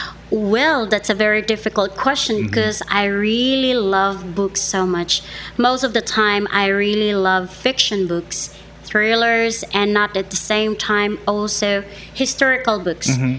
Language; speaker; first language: English; non-native, local second language; Cebuano